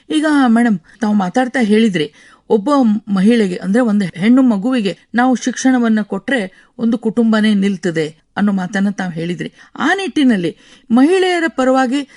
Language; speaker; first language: Kannada; native; Kannada